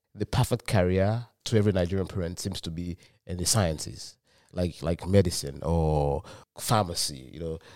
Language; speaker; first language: English; non-native, local second language; Yoruba